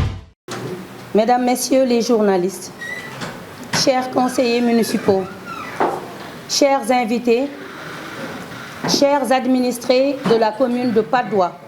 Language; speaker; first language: French; non-native, local second language; Wolof